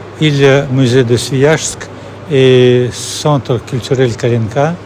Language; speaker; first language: French; non-native, fluent; Russian